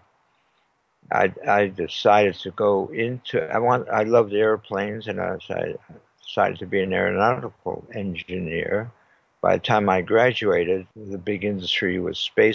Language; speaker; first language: English; native; English